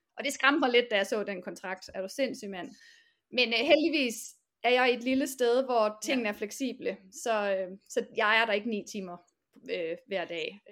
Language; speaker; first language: Danish; native; Danish